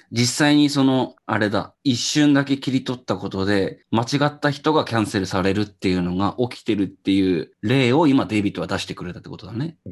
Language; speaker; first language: Japanese; native; Japanese